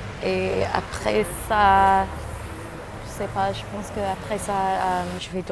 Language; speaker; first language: French; non-native, learner; English